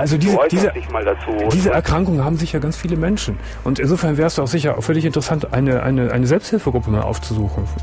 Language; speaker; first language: German; native; German